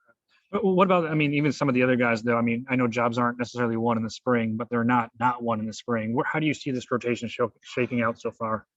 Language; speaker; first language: English; native; English